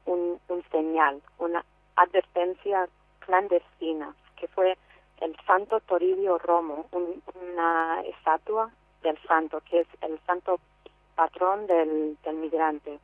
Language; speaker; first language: Spanish; non-native, fluent; English